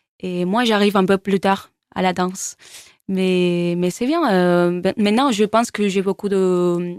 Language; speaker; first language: French; non-native, learner; Spanish